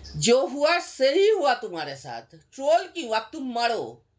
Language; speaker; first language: Hindi; non-native, local second language; Bangla